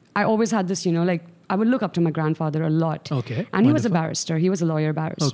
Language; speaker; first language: English; non-native, local second language; Sindhi